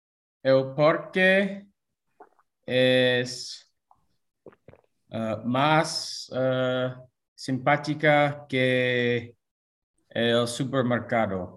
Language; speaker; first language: Spanish; non-native, learner; English